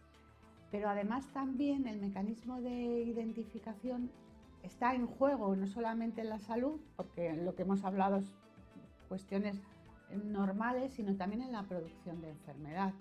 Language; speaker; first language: Spanish; native; Spanish